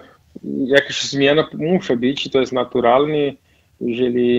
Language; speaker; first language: Polish; non-native, fluent; Portuguese